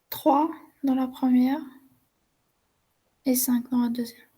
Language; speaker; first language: French; non-native, local second language; Arabic